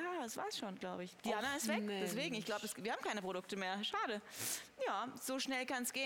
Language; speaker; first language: German; native; German